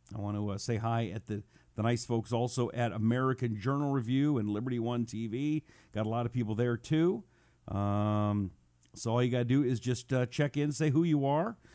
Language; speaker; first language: English; native; English